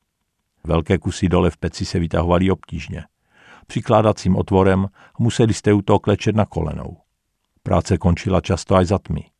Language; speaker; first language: Czech; native; Czech